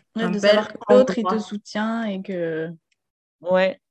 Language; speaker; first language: French; native; French